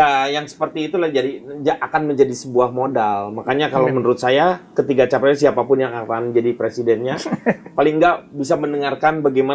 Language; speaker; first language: Indonesian; native; Indonesian